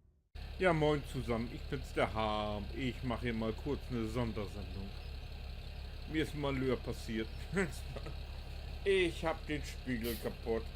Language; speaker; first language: German; native; German